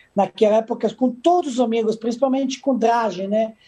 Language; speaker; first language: Portuguese; non-native, fluent; Serbian